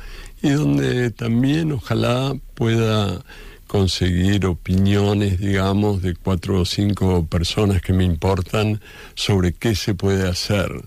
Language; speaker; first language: Spanish; native; Spanish